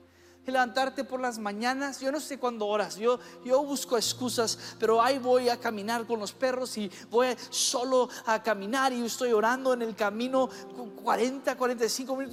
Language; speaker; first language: Spanish; early bilingual, other home language; English